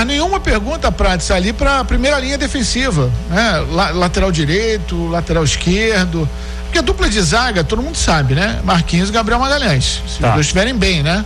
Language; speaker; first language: Portuguese; native; Portuguese